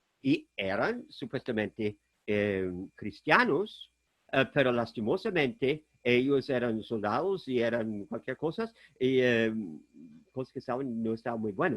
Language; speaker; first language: Spanish; non-native, fluent; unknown